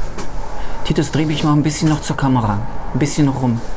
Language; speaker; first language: German; non-native, fluent; Russian